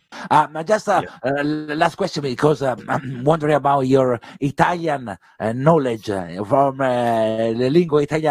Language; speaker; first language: English; non-native, fluent; Italian